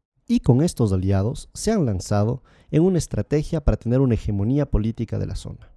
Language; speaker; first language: Spanish; native; Spanish